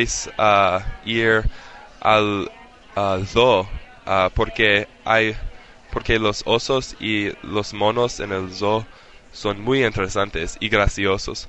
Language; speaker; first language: Spanish; non-native, learner; English